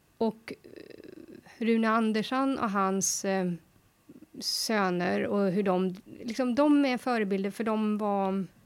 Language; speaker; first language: Swedish; native; Swedish